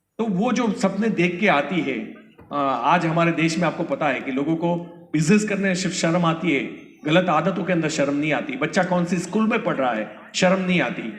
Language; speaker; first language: Hindi; non-native, local second language; Gujarati